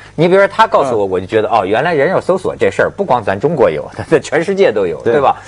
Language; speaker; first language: Chinese; native; Chinese